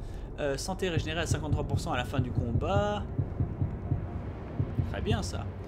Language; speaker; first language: French; native; French